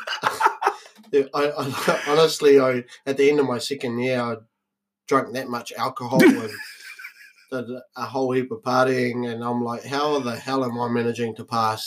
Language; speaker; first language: English; native; English